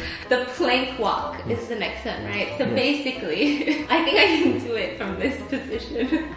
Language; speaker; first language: English; early bilingual, other home language; Korean